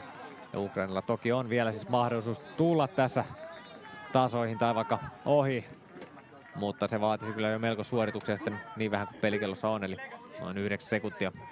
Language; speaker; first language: Finnish; native; Finnish